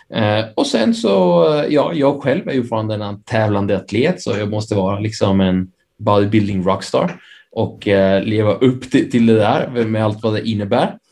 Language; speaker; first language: Swedish; early bilingual, other home language; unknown